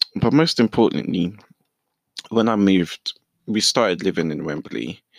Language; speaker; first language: English; early bilingual, other home language; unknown